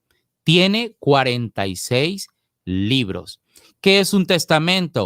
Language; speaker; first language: Spanish; native; Spanish